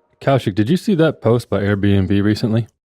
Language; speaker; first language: English; native; English